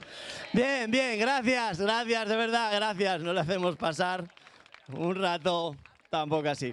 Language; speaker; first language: Spanish; native; Spanish